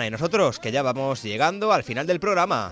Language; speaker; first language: Spanish; native; Spanish